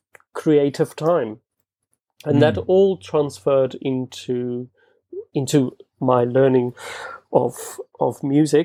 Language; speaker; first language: English; non-native, local second language; Afrikaans